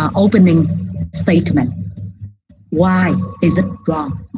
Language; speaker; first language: English; non-native, fluent; Vietnamese